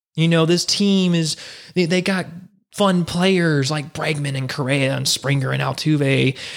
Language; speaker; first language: English; native; English